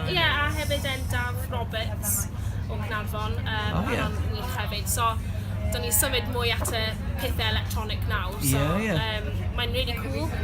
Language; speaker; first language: Welsh; non-native, local second language; English